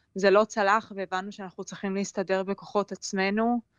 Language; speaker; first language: Hebrew; native; Hebrew